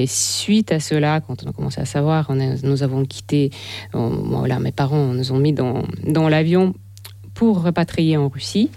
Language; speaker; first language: French; non-native, fluent; Russian